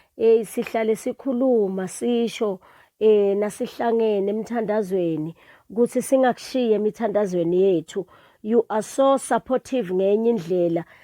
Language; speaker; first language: Zulu; non-native, local second language; Swati